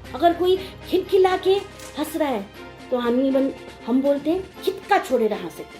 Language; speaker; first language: Hindi; non-native, local second language; Nepali